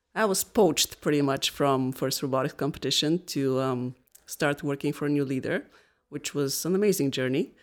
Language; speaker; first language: English; non-native, fluent; Bulgarian